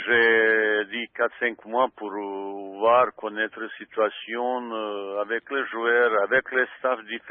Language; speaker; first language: French; non-native, fluent; Bosnian